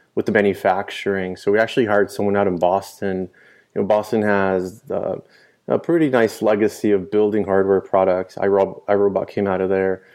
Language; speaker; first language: English; early bilingual, other home language; Spanish